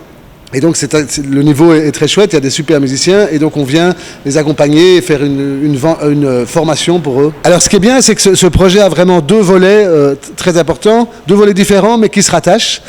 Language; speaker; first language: French; native; French